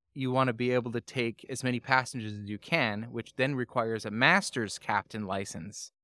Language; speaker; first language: English; native; English